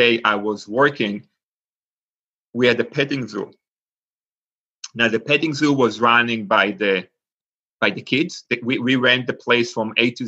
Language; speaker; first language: English; non-native, fluent; Hebrew